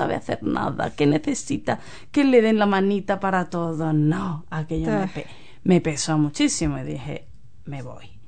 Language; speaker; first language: Spanish; native; Spanish